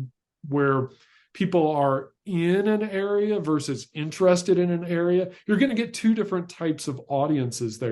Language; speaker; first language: English; native; English